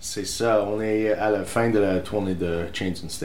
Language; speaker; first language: French; non-native, fluent; English